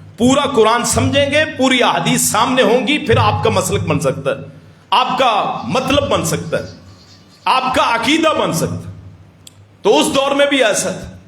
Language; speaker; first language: Urdu; non-native, local second language; Punjabi